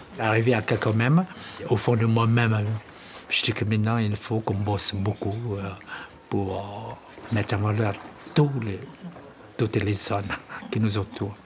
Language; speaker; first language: French; non-native, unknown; Hmong